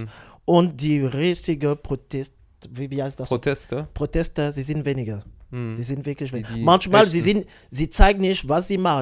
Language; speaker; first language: German; non-native, learner; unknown